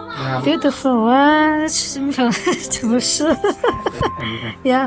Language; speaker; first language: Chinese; non-native, learner; Lao